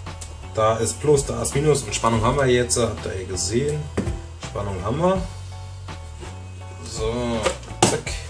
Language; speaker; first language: German; native; German